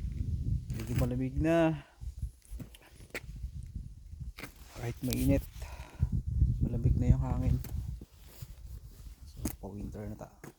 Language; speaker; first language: Filipino; native; Filipino